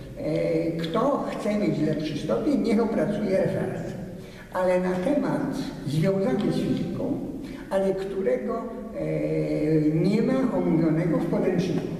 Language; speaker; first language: Polish; early bilingual, heritage; Polish